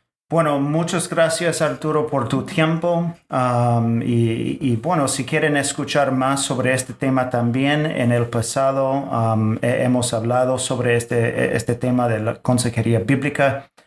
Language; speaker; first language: Spanish; non-native, fluent; English